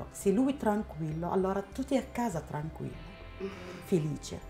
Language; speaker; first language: Italian; non-native, learner; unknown